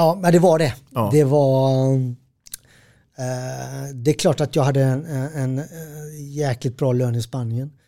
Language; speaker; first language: Swedish; early bilingual, other home language; Serbian